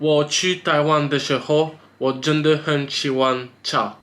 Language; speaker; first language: Chinese; non-native, learner; French